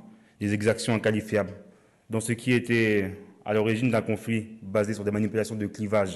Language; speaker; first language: French; native; French